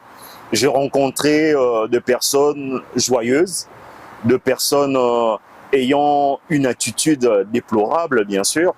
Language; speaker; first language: French; non-native, local second language; Lingala